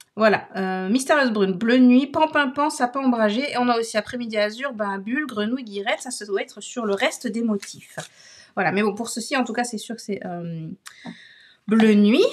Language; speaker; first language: French; native; French